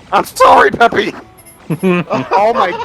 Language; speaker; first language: English; native; English